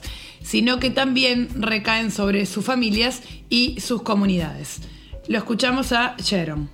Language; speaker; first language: Spanish; native; Spanish